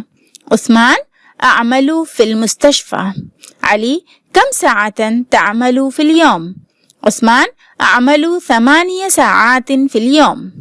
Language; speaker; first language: Arabic; non-native, fluent; Urdu